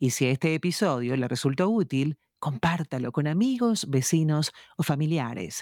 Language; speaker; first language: Spanish; native; Spanish